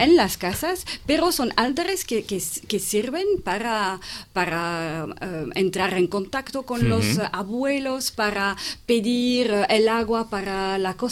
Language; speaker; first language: Spanish; non-native, fluent; French